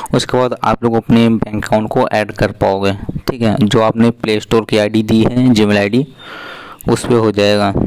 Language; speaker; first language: Hindi; native; Hindi